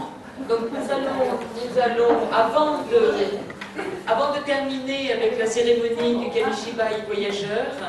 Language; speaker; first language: French; native; French